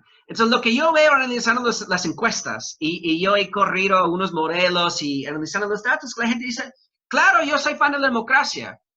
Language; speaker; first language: Spanish; non-native, fluent; English